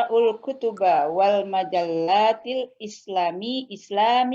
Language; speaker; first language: Arabic; non-native, learner; Indonesian